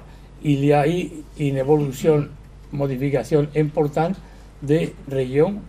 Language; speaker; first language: French; non-native, learner; Spanish